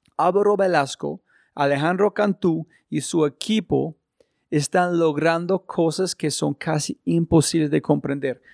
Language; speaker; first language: Spanish; non-native, learner; English